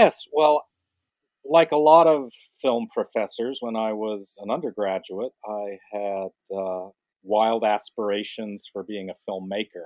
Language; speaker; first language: English; native; English